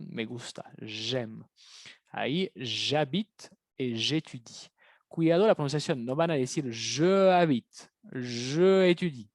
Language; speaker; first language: Spanish; native; Spanish